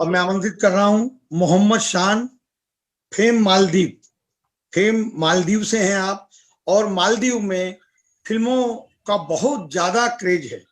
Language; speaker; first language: Hindi; native; Hindi